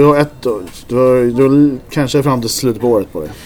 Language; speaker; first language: Swedish; native; Swedish